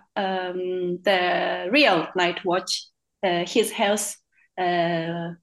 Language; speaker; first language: English; non-native, fluent; Japanese